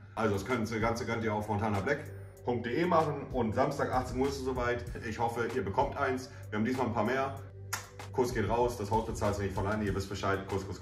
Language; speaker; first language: German; native; German